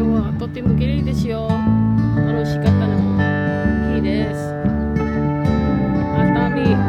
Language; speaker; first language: Japanese; non-native, learner; Filipino